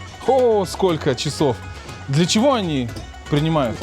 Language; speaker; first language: Russian; native; Russian